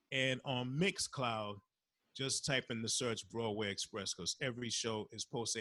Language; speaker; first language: English; early bilingual, other home language; Spanish